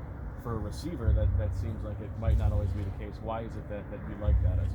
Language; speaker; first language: English; native; English